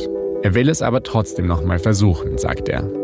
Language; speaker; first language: German; native; German